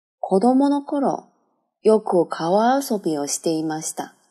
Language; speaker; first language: Japanese; non-native, fluent; Chinese